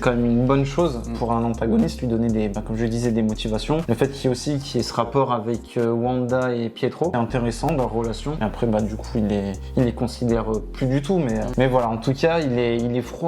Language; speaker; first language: French; native; French